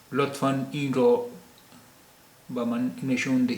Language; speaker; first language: Persian; non-native, fluent; Urdu